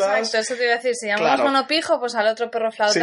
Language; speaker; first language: Spanish; native; Spanish